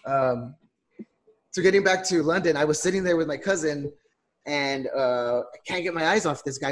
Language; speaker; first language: English; native; English